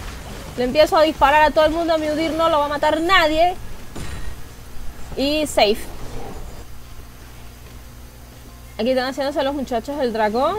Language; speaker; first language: Spanish; native; Spanish